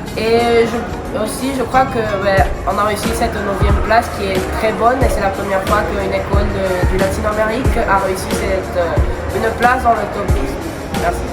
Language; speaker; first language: French; non-native, fluent; Spanish